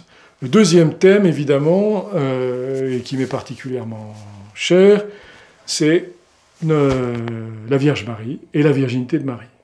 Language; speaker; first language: French; native; French